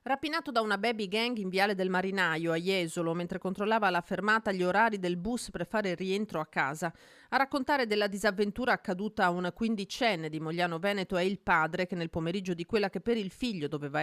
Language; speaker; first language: Italian; native; Italian